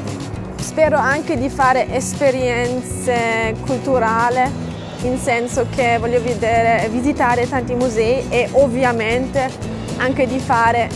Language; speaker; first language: Italian; non-native, fluent; German